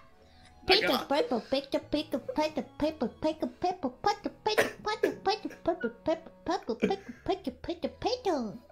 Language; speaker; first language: English; non-native, learner; Japanese